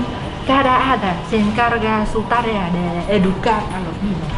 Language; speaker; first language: Spanish; non-native, learner; Vietnamese